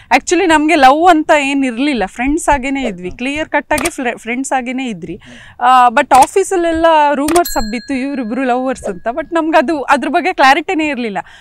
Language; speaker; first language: Kannada; native; Kannada